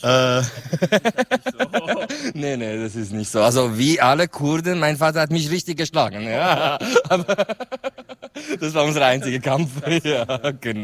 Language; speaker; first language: German; non-native, fluent; Persian